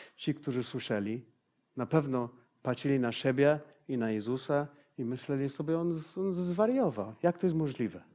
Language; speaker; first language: Polish; non-native, fluent; English